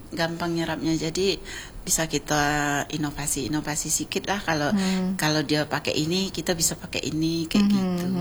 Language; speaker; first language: Indonesian; non-native, local second language; Minangkabau